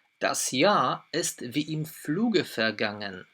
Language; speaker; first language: German; non-native, fluent; Polish